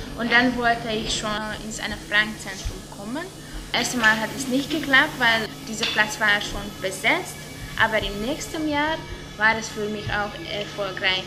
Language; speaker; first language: German; non-native, fluent; Hungarian